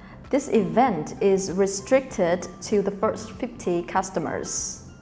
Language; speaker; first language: English; non-native, fluent; Vietnamese